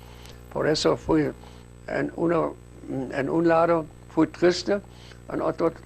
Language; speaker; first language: Spanish; non-native, fluent; German